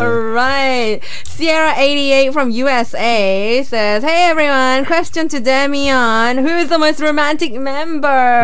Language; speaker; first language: English; early bilingual, other home language; Korean